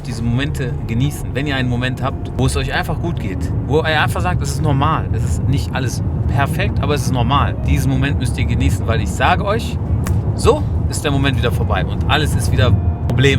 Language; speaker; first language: German; native; German